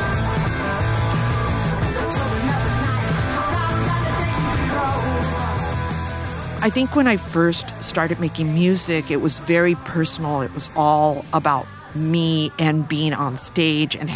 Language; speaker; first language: English; native; English